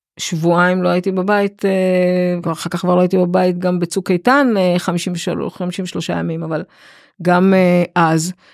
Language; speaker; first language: Hebrew; native; Hebrew